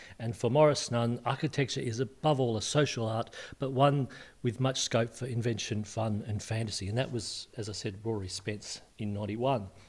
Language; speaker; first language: English; native; English